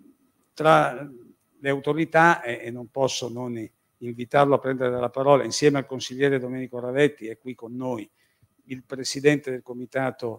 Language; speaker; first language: Italian; native; Italian